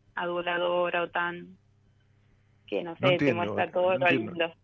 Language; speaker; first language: Spanish; native; Spanish